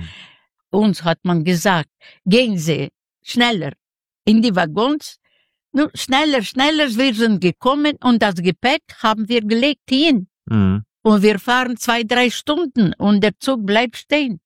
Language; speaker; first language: German; non-native, learner; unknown